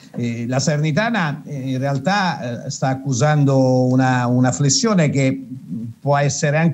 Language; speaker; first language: Italian; native; Italian